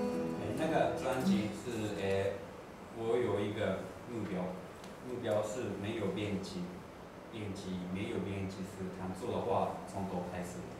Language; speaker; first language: Chinese; non-native, learner; Japanese